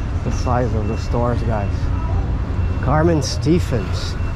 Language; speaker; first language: English; non-native, fluent; Portuguese